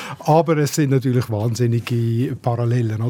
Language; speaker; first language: German; native; German